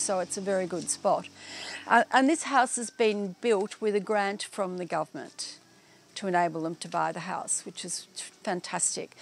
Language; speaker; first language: English; native; English